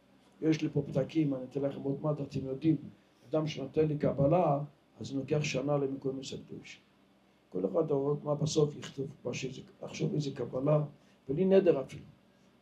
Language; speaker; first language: Hebrew; non-native, local second language; Yiddish